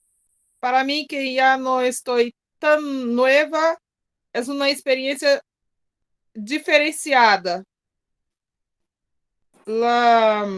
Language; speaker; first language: Spanish; non-native, learner; Portuguese